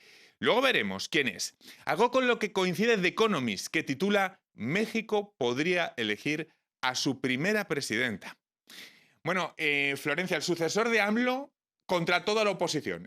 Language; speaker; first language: Spanish; native; Spanish